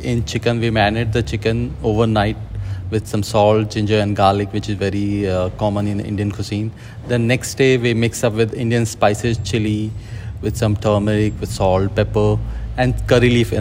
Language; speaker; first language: English; non-native, local second language; Hindi